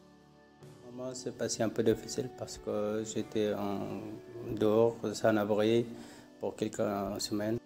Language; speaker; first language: French; non-native, learner; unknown